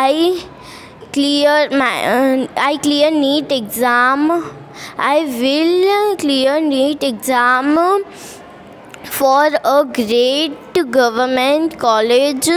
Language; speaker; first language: English; non-native, learner; Hindi